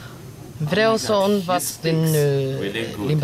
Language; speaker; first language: Romanian; non-native, learner; Filipino